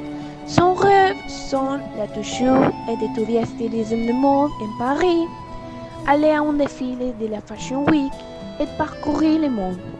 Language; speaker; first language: French; non-native, learner; Spanish